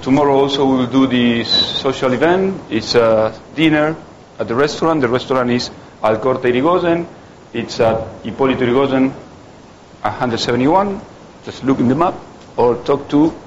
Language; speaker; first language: English; non-native, fluent; Spanish